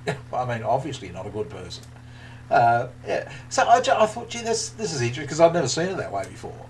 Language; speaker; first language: English; native; English